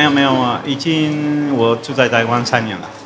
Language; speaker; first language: Chinese; non-native, learner; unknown